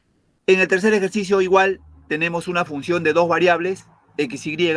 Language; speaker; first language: Spanish; native; Spanish